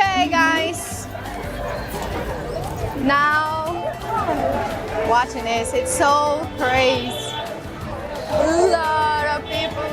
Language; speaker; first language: English; non-native, learner; Portuguese